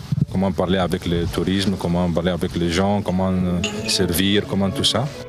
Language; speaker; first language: French; non-native, learner; Arabic